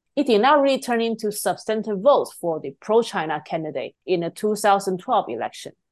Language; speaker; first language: English; non-native, fluent; Chinese